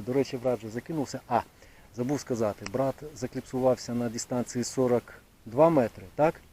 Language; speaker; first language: Ukrainian; native; Ukrainian